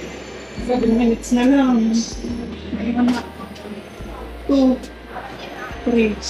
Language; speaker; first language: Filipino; native; Filipino